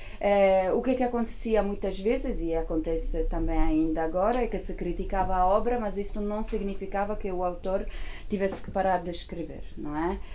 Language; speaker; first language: Portuguese; non-native, fluent; Italian